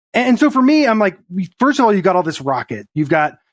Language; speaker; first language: English; native; English